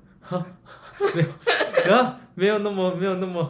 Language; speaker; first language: Chinese; native; Chinese